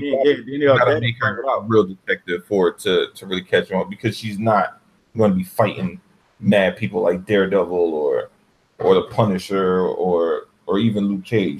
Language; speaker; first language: English; native; English